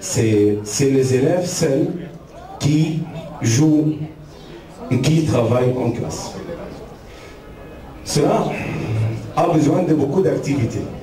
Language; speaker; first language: French; non-native, fluent; Arabic